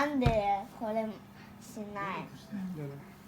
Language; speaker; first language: Japanese; non-native, learner; Thai